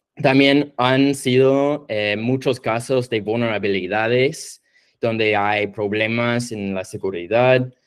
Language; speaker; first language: Spanish; non-native, fluent; English